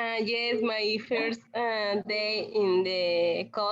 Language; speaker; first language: English; non-native, learner; Spanish